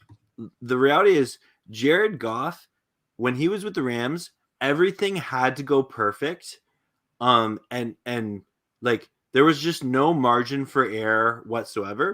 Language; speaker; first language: English; native; English